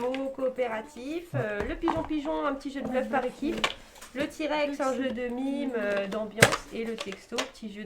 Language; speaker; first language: French; native; French